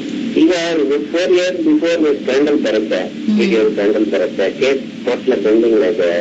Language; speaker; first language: Kannada; non-native, local second language; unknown